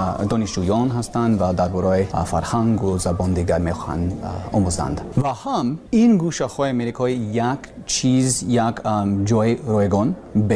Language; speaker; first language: Persian; non-native, learner; English